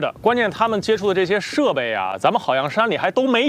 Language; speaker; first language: Chinese; native; Chinese